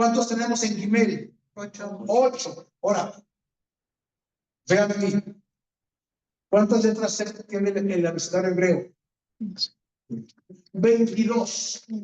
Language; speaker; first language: Spanish; native; Spanish